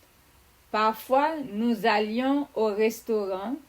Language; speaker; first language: French; non-native, fluent; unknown